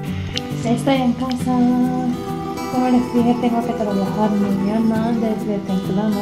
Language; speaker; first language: Spanish; non-native, fluent; Japanese